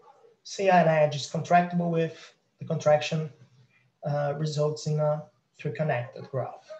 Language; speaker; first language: English; non-native, fluent; Portuguese